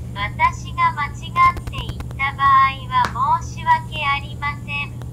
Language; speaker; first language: Japanese; non-native, learner; English